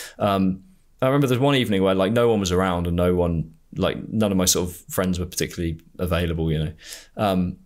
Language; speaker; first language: English; native; English